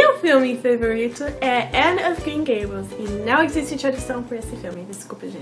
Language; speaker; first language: Portuguese; non-native, fluent; English